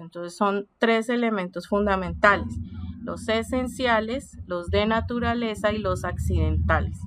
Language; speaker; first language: Spanish; native; Spanish